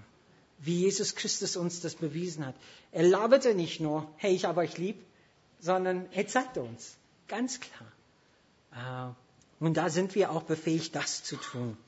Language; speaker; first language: German; non-native, fluent; English